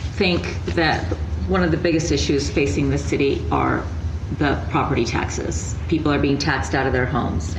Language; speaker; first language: English; early bilingual, other home language; Spanish